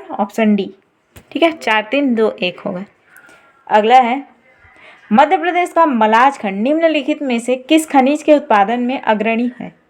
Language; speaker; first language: Hindi; native; Hindi